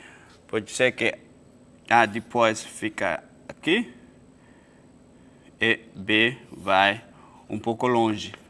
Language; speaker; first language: Portuguese; non-native, fluent; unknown